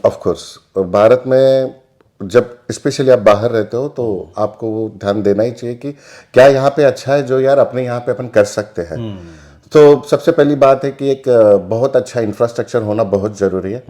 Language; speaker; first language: Hindi; native; Hindi